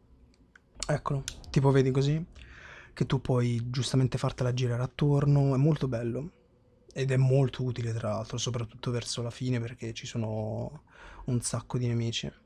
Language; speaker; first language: Italian; native; Italian